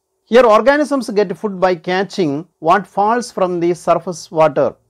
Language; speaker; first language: English; non-native, local second language; Malayalam